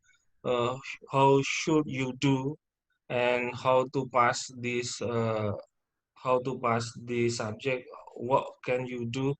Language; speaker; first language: English; non-native, fluent; Indonesian